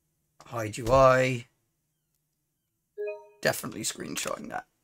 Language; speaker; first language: English; native; English